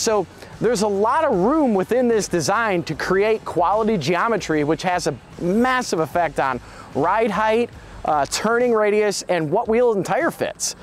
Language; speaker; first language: English; native; English